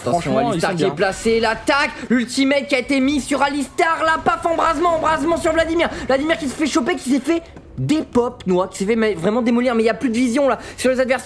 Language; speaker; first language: French; native; French